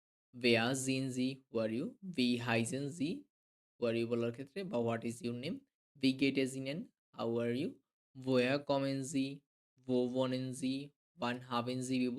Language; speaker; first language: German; non-native, fluent; Bangla